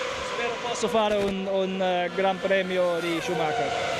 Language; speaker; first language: Italian; non-native, learner; German